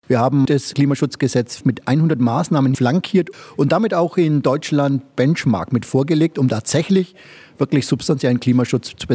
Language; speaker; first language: German; native; German